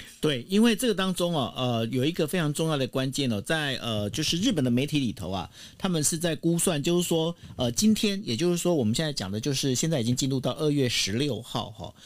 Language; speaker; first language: Chinese; native; Chinese